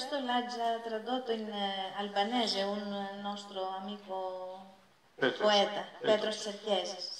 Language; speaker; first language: Italian; non-native, learner; Greek